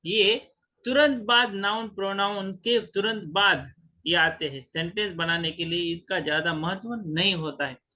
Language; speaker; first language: Hindi; non-native, local second language; Marathi